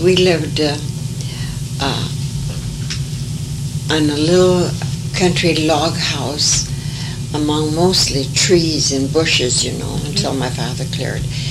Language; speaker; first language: English; early bilingual, other home language; French